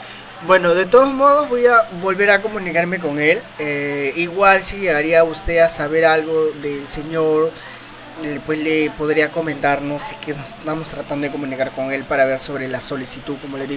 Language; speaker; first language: Spanish; native; Spanish